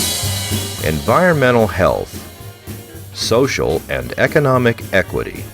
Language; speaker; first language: English; native; English